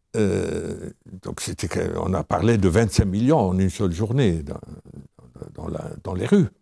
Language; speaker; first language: French; non-native, local second language; Arabic